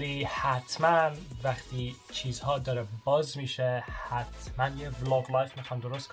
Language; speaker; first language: Persian; early bilingual, heritage; Persian